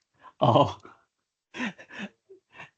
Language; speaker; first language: English; non-native, learner; Indonesian